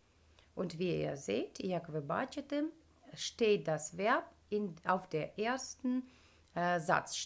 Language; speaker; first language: German; non-native, fluent; Ukrainian